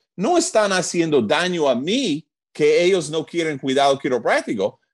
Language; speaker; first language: Spanish; non-native, fluent; English